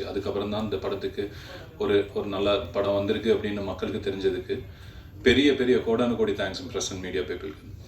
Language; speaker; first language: Tamil; native; Tamil